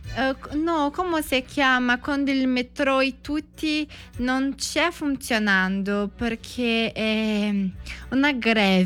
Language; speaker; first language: Italian; non-native, learner; Portuguese